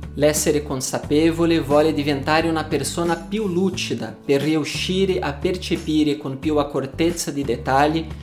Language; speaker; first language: Italian; non-native, fluent; Portuguese